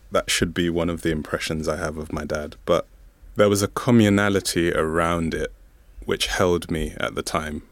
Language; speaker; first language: English; non-native, local second language; Bemba